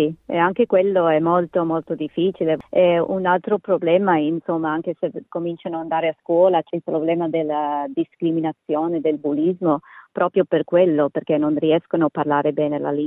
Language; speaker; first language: Italian; native; Italian